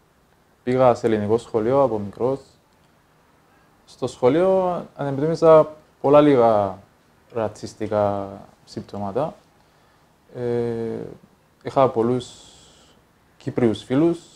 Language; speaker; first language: Greek; early bilingual, other home language; Persian